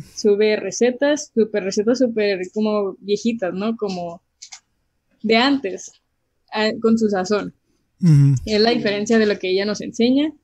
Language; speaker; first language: Spanish; native; Spanish